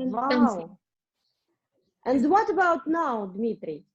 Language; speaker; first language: English; non-native, learner; Russian